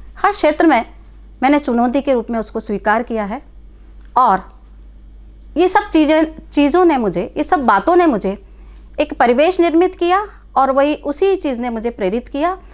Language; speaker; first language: Hindi; non-native, local second language; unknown